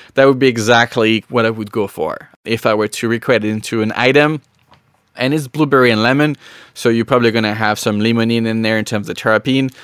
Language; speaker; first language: English; non-native, fluent; French